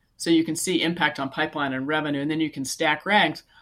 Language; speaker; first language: English; native; English